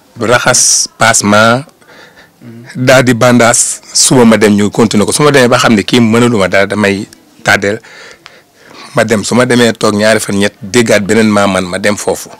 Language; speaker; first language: Wolof; native; Wolof